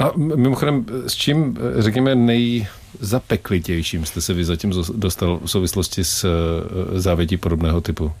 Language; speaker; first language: Czech; native; Czech